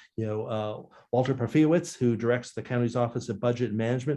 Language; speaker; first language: English; native; English